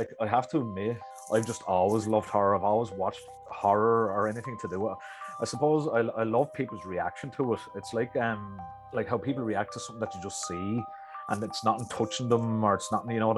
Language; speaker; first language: English; native; English